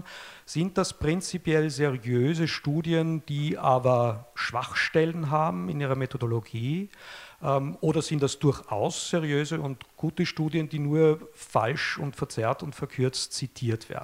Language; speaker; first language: German; native; German